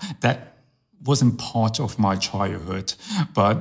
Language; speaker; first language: English; early bilingual, other home language; Chinese